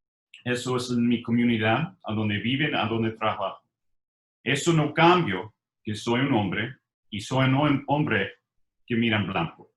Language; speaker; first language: Spanish; non-native, learner; English